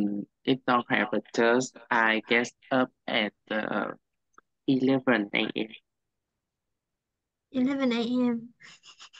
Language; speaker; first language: English; non-native, learner; Vietnamese